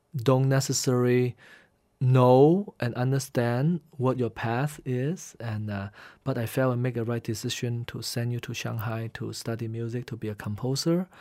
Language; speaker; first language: English; non-native, fluent; Min Nan Chinese